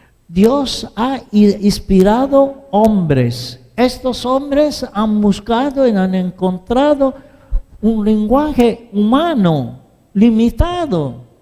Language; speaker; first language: Spanish; non-native, fluent; Italian